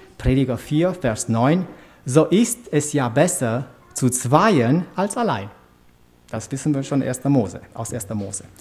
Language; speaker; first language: German; non-native, fluent; Romanian